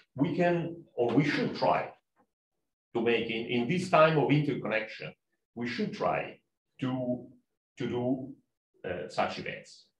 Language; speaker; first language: English; non-native, fluent; Italian